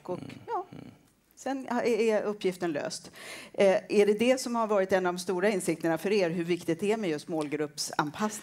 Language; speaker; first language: Swedish; native; Swedish